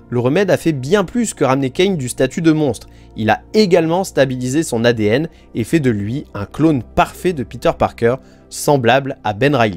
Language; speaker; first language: French; native; French